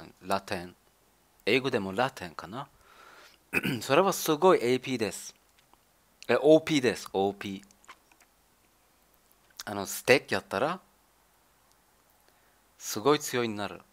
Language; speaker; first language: Japanese; non-native, learner; German